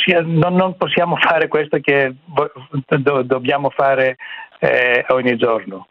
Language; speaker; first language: Italian; non-native, fluent; Greek